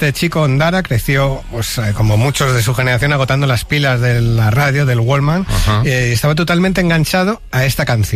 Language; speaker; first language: Spanish; native; Spanish